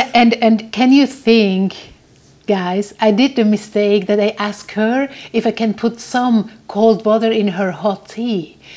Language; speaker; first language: English; non-native, fluent; German